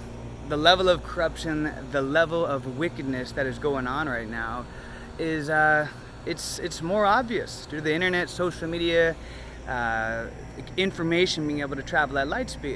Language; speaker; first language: English; native; English